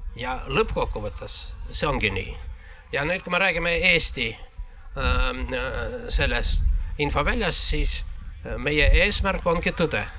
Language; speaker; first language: Estonian; non-native, local second language; Russian